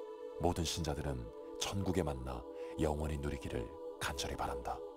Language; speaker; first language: Korean; native; Korean